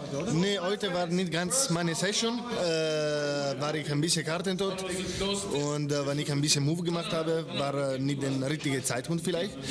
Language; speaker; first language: German; non-native, fluent; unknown